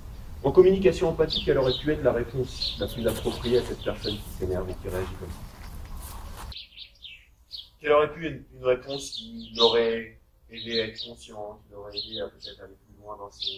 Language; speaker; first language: French; native; French